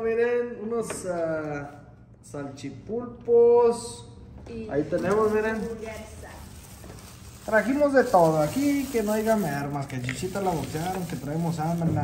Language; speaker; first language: Spanish; native; Spanish